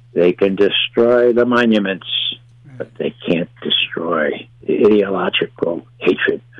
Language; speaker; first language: English; native; English